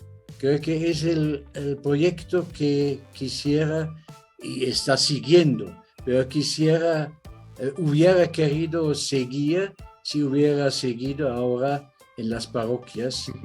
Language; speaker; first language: Spanish; non-native, fluent; German